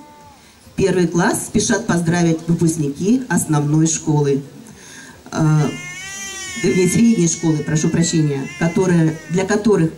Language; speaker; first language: Russian; native; Russian